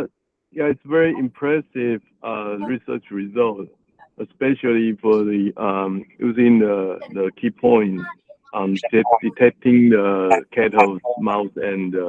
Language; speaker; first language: English; non-native, learner; Chinese